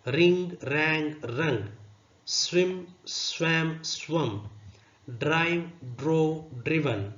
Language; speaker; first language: English; non-native, local second language; Kannada